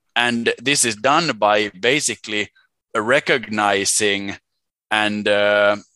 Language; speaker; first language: English; non-native, fluent; Swedish